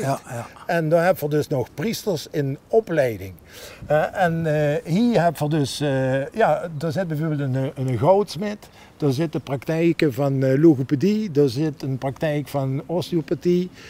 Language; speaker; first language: Dutch; native; Dutch